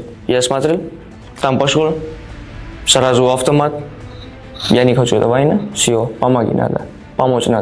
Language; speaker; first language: Russian; non-native, learner; Gujarati